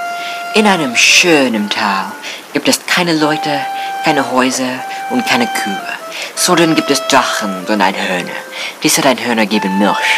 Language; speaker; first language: German; non-native, learner; English